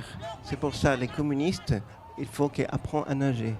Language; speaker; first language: French; non-native, fluent; Spanish